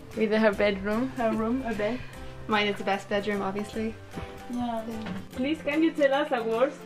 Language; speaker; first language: English; non-native, fluent; Spanish